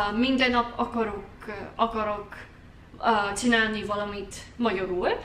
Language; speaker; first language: Hungarian; non-native, learner; English